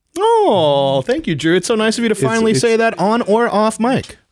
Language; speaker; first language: English; native; English